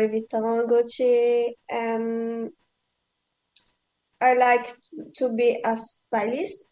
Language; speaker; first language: English; non-native, learner; Italian